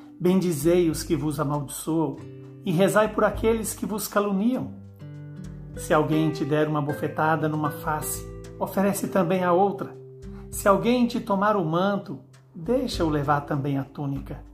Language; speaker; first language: Portuguese; native; Portuguese